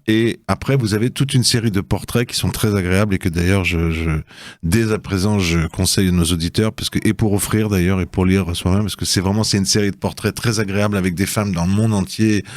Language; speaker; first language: French; native; French